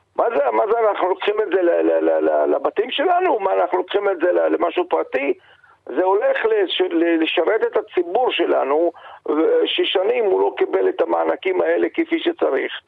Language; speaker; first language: Hebrew; non-native, local second language; Arabic